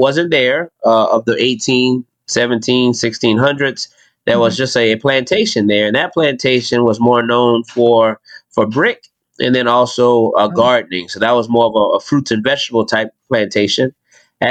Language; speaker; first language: English; native; English